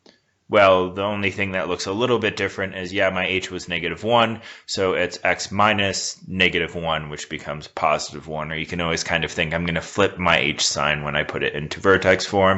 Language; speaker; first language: English; native; English